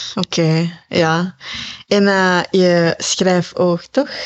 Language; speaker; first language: Dutch; non-native, learner; Filipino